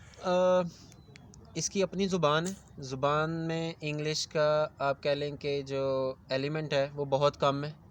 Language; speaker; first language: Urdu; native; Urdu